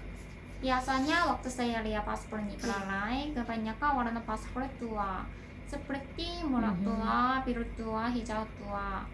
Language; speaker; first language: Indonesian; non-native, learner; Korean